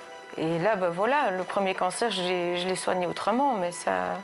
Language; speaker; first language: French; native; French